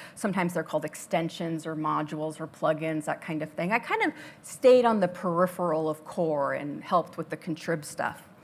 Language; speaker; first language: English; native; English